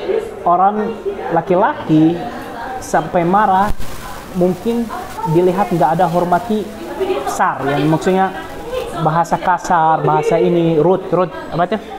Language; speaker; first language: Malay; non-native, learner; Arabic